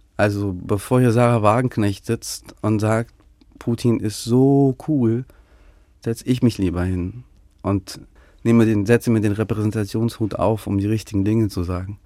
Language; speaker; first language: German; early bilingual, other home language; Russian